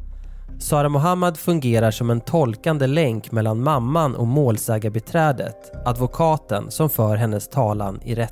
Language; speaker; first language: Swedish; native; Swedish